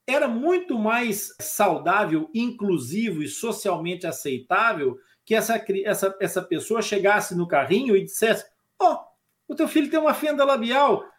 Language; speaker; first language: Portuguese; native; Portuguese